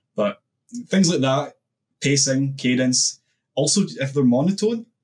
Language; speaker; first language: English; native; English